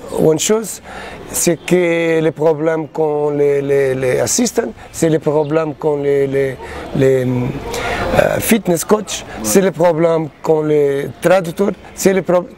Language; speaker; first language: French; non-native, learner; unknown